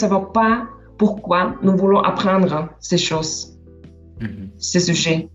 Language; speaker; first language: French; non-native, fluent; Slovak